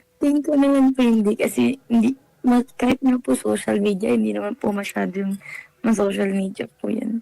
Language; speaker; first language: Filipino; native; Filipino